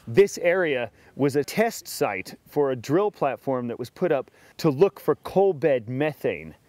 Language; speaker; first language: English; native; English